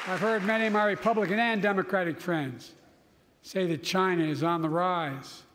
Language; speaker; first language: English; native; English